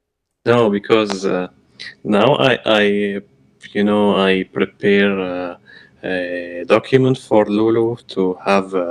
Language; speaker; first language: English; non-native, learner; Arabic